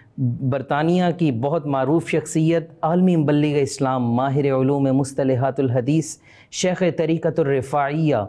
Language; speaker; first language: Urdu; native; Urdu